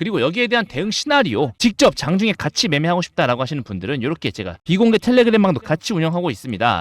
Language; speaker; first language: Korean; native; Korean